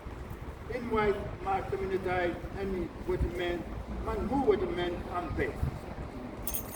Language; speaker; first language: Welsh; non-native, fluent; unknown